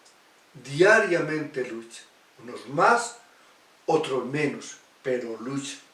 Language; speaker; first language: Spanish; native; Spanish